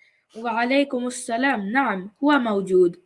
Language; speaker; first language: Arabic; non-native, learner; English